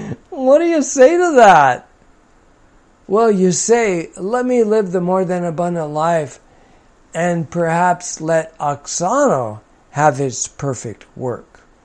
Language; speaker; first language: English; native; English